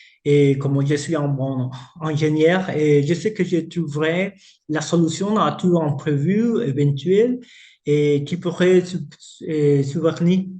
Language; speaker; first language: French; non-native, fluent; Spanish